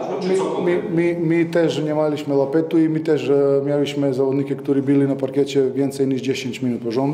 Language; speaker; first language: Polish; non-native, fluent; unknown